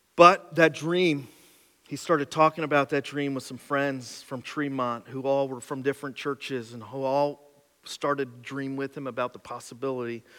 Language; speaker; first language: English; native; English